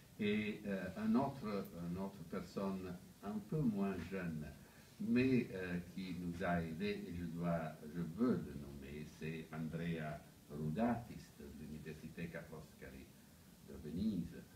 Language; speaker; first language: French; non-native, fluent; Italian